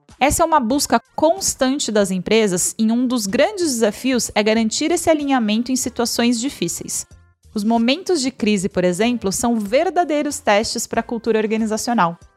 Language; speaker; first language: Portuguese; native; Portuguese